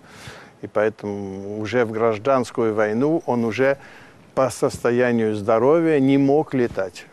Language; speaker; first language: Russian; early bilingual, heritage; Russian